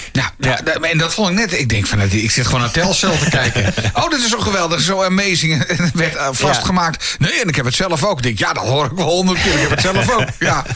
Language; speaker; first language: Dutch; native; Dutch